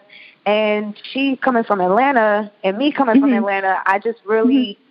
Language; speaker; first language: English; native; English